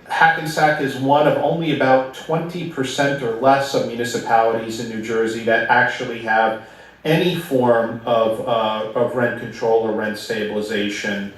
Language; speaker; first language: English; native; English